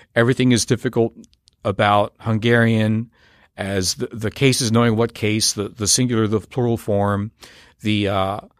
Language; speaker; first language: English; native; English